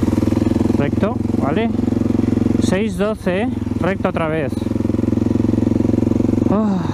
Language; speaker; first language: Spanish; native; Spanish